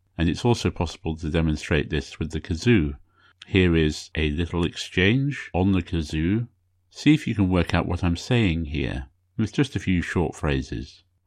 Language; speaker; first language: English; native; English